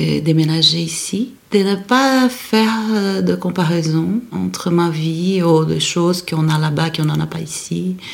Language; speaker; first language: French; non-native, fluent; Portuguese